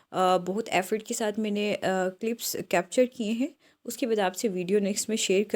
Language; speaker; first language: Urdu; native; Urdu